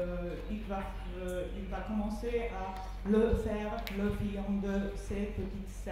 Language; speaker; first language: French; non-native, fluent; Polish